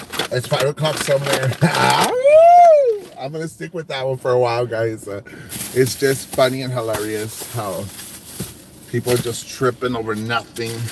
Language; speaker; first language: English; early bilingual, other home language; Spanish